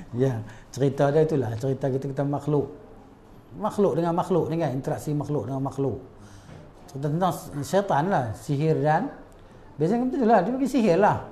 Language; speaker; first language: Malay; native; Malay